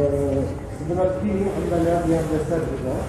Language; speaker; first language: Indonesian; non-native, learner; Turkish